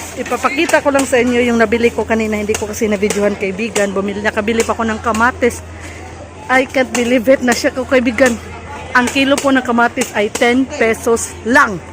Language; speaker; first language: Filipino; non-native, local second language; Cebuano